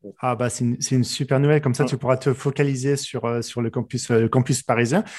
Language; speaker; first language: French; native; French